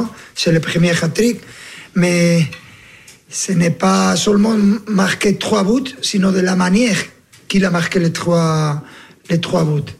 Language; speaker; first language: French; non-native, fluent; Spanish